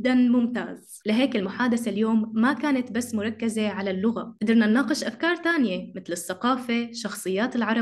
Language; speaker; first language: Arabic; native; Arabic